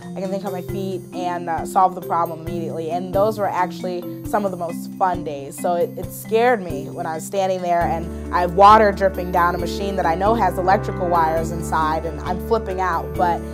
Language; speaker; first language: English; native; English